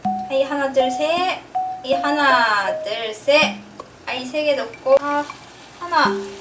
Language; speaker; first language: Korean; non-native, fluent; Japanese